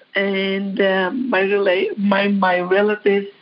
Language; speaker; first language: English; non-native, fluent; Georgian